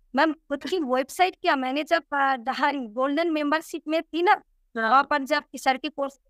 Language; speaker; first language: Hindi; non-native, local second language; Bangla